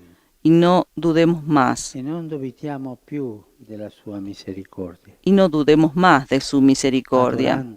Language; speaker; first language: Spanish; native; Spanish